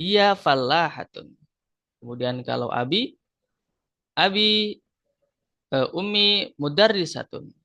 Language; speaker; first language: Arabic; non-native, fluent; Indonesian